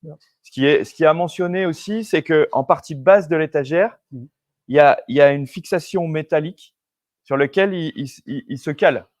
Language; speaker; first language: French; native; French